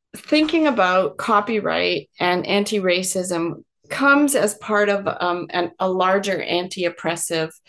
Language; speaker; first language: English; native; English